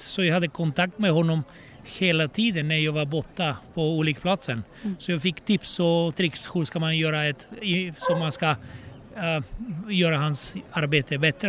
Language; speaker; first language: Swedish; non-native, fluent; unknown